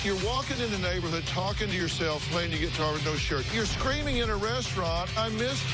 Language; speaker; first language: English; native; English